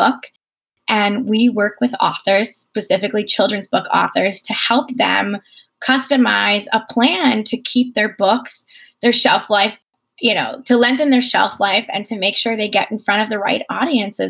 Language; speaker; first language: English; native; English